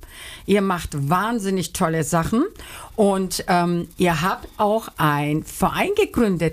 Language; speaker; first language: German; early bilingual, other home language; Turkish